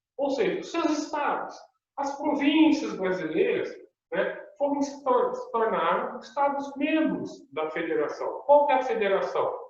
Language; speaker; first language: Portuguese; native; Portuguese